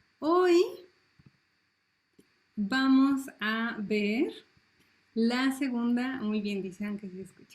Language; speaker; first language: Spanish; native; Spanish